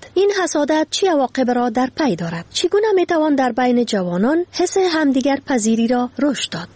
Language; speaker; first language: Persian; native; Persian